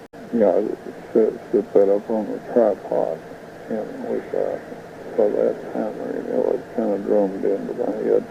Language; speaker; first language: English; native; English